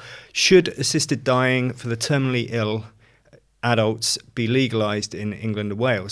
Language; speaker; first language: English; native; English